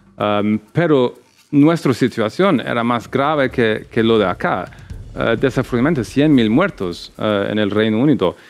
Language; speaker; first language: Spanish; non-native, fluent; English